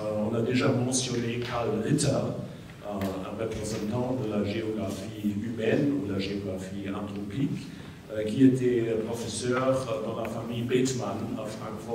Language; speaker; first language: French; native; French